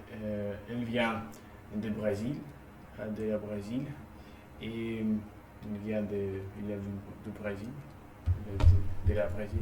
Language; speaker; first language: French; non-native, learner; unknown